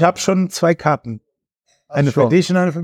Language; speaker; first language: German; native; German